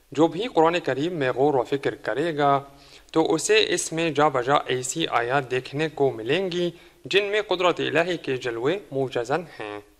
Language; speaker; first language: Urdu; non-native, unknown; Arabic